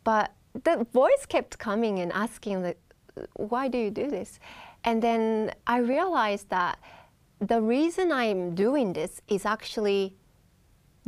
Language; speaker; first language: English; non-native, fluent; Japanese